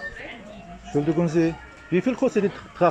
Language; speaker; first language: German; non-native, learner; Azerbaijani